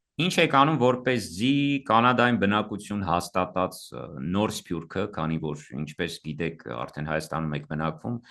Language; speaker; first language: Armenian; native; Armenian